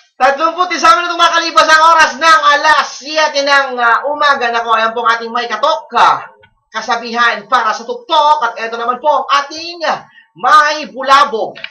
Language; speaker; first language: Filipino; non-native, local second language; Iloko